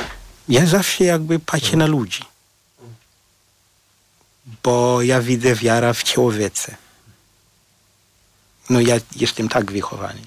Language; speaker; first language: Polish; non-native, fluent; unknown